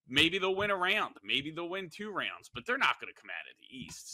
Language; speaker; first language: English; native; English